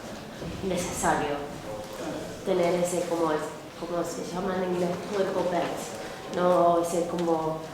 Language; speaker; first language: Spanish; non-native, fluent; English